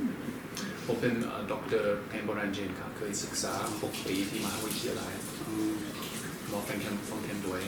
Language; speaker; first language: Thai; non-native, learner; English